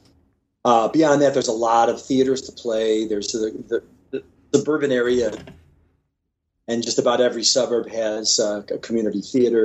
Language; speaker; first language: English; native; English